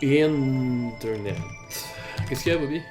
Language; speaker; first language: French; native; French